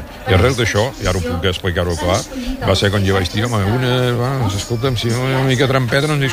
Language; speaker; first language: Catalan; native; Catalan